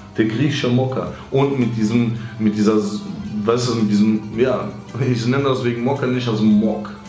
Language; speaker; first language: German; early bilingual, other home language; Greek